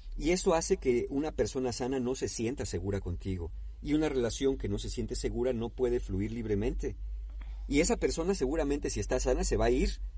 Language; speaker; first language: Spanish; native; Spanish